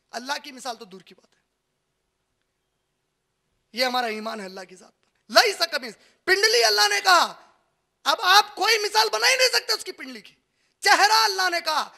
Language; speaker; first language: Hindi; native; Hindi